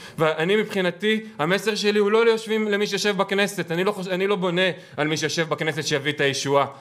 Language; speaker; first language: Hebrew; native; Hebrew